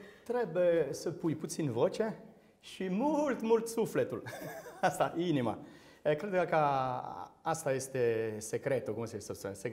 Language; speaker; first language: Romanian; non-native, learner; French